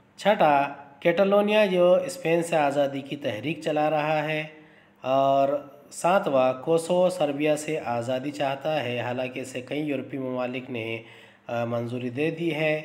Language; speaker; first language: Urdu; native; Urdu